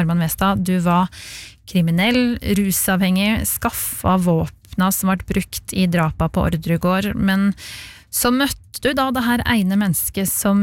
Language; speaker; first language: Norwegian; native; Norwegian